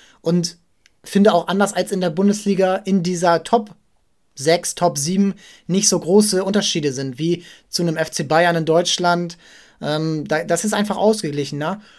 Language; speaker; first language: German; native; German